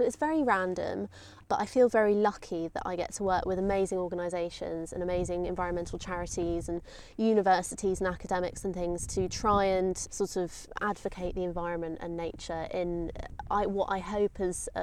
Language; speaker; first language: English; native; English